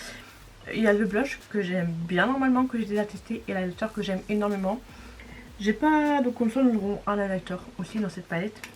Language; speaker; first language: French; native; French